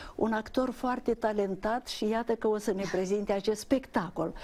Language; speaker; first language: Romanian; native; Romanian